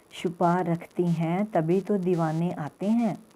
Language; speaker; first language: Hindi; non-native, local second language; Punjabi